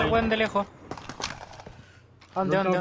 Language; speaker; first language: Spanish; native; Spanish